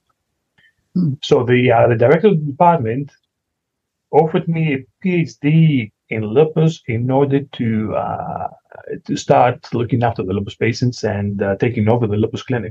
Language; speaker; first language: English; non-native, fluent; Greek